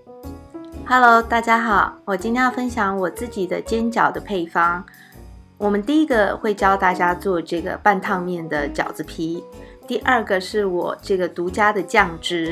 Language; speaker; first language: Chinese; native; Chinese